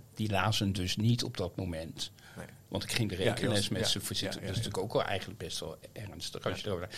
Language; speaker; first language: Dutch; native; Dutch